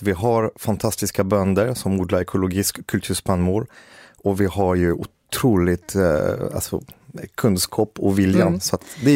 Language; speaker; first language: Swedish; native; Swedish